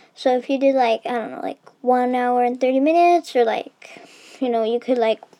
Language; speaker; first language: English; early bilingual, heritage; English